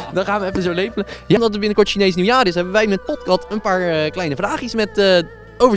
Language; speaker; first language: Dutch; native; Dutch